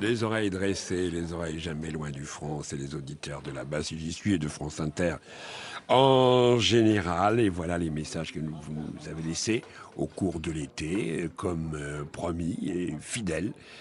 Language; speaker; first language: French; native; French